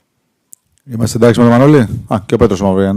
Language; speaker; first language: Greek; native; Greek